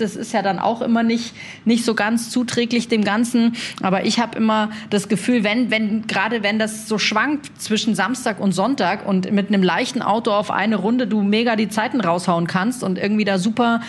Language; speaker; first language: German; native; German